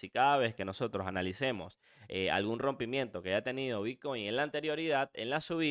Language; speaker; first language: Spanish; native; Spanish